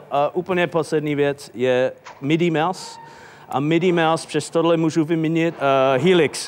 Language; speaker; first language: Czech; non-native, fluent; English